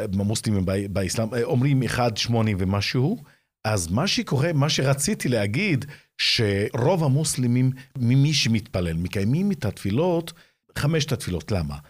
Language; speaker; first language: Hebrew; non-native, local second language; Arabic